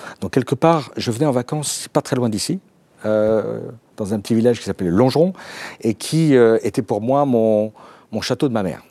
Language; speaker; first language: French; native; French